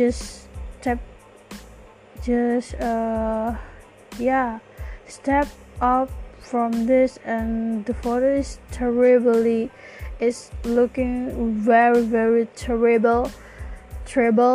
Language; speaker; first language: English; non-native, learner; Malay